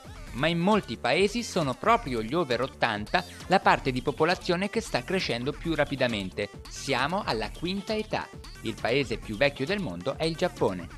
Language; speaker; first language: Italian; native; Italian